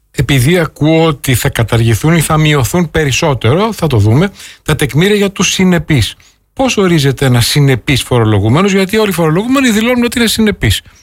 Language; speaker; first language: Greek; native; Greek